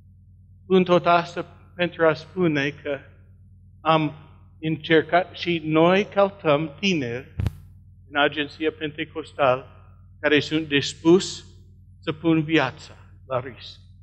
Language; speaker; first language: Romanian; non-native, learner; English